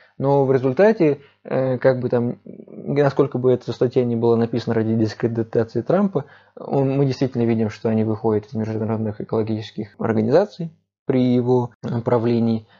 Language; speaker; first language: Russian; native; Russian